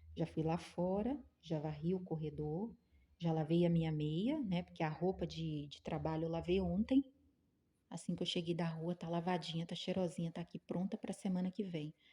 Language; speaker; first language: Portuguese; native; Portuguese